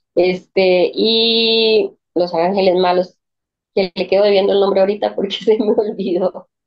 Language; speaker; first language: Spanish; native; Spanish